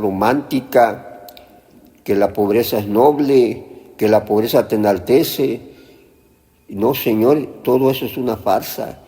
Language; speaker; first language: Spanish; native; Spanish